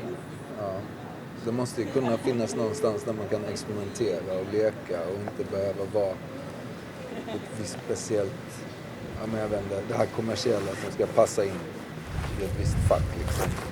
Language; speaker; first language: Swedish; native; Swedish